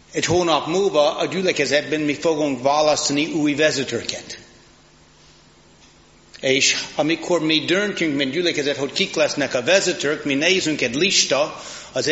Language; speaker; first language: Hungarian; non-native, fluent; English